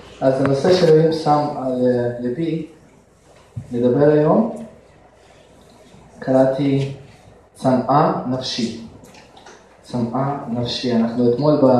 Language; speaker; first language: Hebrew; non-native, fluent; Russian